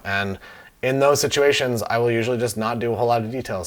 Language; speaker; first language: English; native; English